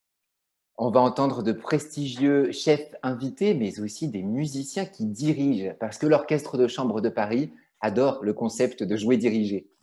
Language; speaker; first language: French; native; French